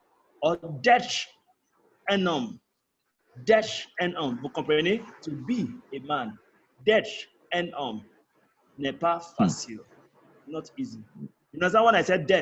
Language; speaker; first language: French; non-native, fluent; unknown